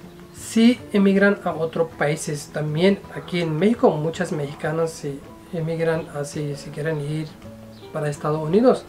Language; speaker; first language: Spanish; non-native, fluent; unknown